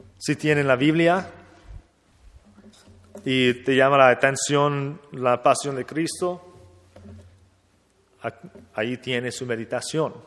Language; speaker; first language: Spanish; non-native, fluent; English